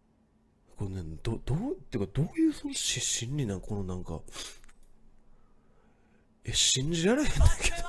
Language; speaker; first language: Japanese; native; Japanese